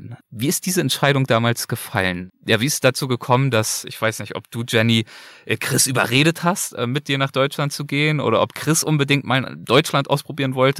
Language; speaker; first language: German; native; German